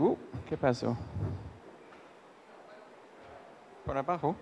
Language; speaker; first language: Spanish; non-native, fluent; English